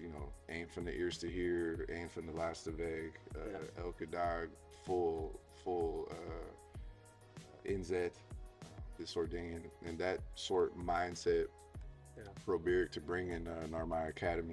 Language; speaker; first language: Dutch; non-native, fluent; English